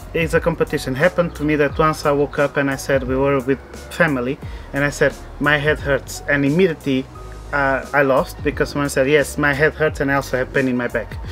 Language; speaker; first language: English; non-native, fluent; Portuguese